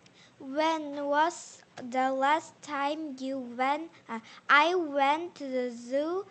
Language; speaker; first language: English; non-native, learner; Korean